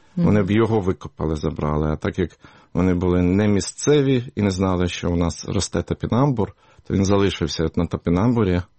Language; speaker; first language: Ukrainian; native; Ukrainian